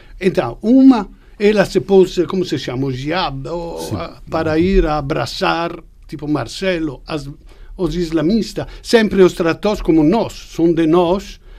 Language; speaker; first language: Portuguese; non-native, fluent; Italian